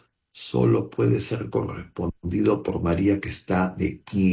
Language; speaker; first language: Spanish; native; Spanish